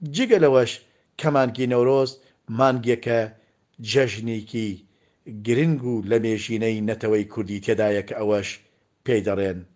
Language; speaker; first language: Central Kurdish; native; Central Kurdish